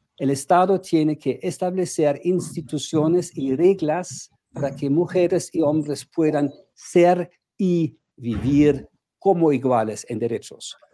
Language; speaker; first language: Spanish; non-native, fluent; German